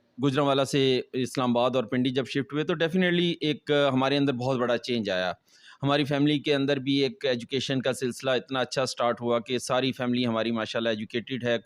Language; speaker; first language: Urdu; non-native, local second language; Punjabi